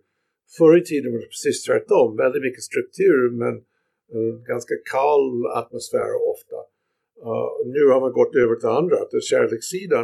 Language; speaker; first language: Swedish; non-native, fluent; English